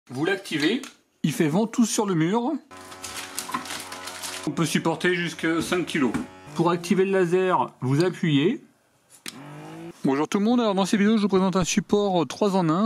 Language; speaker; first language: French; native; French